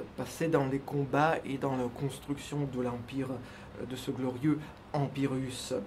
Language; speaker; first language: French; non-native, fluent; Russian